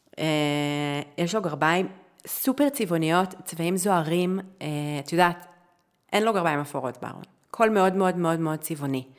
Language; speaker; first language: Hebrew; native; Hebrew